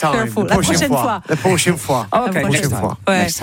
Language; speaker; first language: French; non-native, learner; English